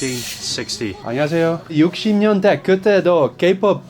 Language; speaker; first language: Korean; non-native, learner; Dutch